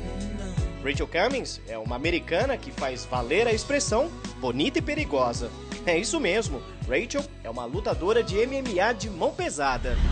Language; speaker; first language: Portuguese; native; Portuguese